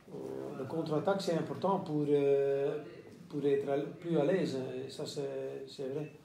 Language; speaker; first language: French; non-native, local second language; Dutch